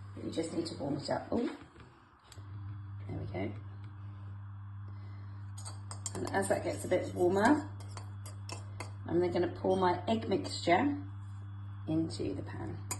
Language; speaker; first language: English; native; English